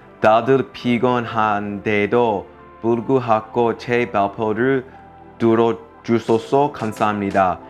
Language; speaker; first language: Korean; non-native, learner; English